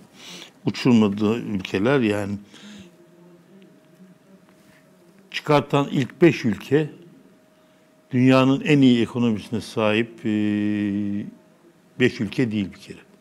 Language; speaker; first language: Turkish; native; Turkish